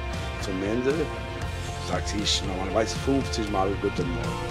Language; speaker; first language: German; non-native, learner; Portuguese